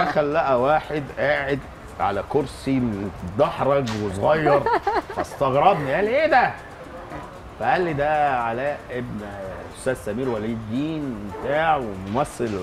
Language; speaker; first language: Arabic; native; Arabic